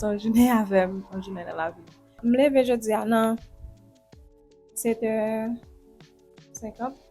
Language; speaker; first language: French; non-native, learner; Haitian Creole